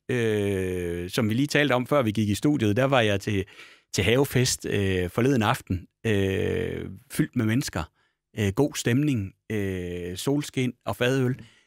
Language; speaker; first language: Danish; native; Danish